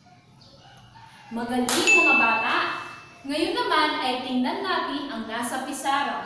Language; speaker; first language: Filipino; native; Filipino